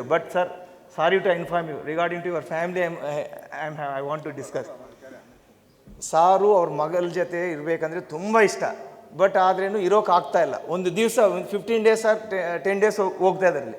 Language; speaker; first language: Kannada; non-native, local second language; Telugu